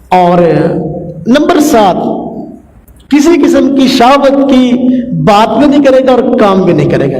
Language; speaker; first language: Urdu; non-native, local second language; Punjabi